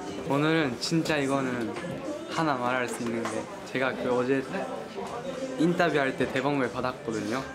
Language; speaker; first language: Korean; non-native, fluent; Japanese